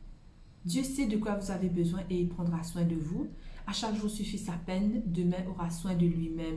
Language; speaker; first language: French; native; French